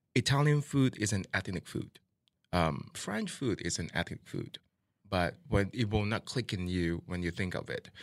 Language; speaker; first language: English; non-native, local second language; Min Nan Chinese